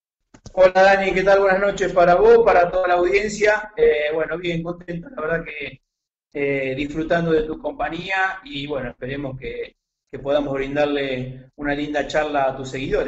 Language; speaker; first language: Spanish; native; Spanish